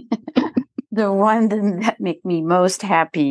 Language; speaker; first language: English; non-native, fluent; French